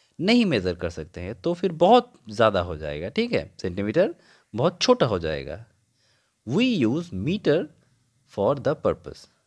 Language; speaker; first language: Hindi; non-native, local second language; Bangla